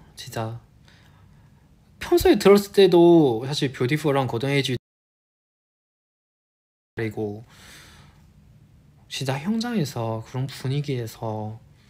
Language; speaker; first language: Korean; non-native, fluent; Chinese